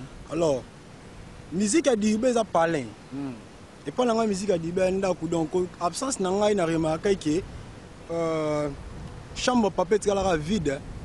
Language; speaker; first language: French; non-native, local second language; Lingala